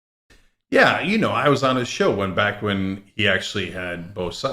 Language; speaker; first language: English; native; English